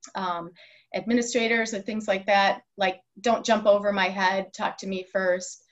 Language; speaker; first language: English; native; English